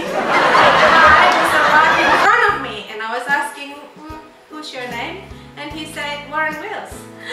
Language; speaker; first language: English; non-native, fluent; Indonesian